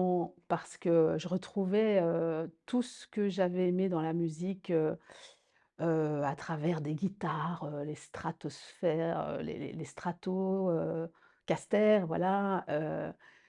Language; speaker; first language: French; early bilingual, other home language; Rundi